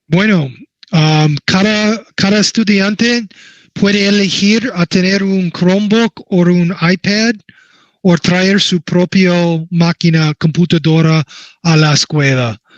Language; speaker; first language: Spanish; non-native, learner; English